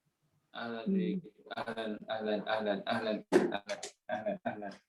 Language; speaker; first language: Arabic; non-native, fluent; Malay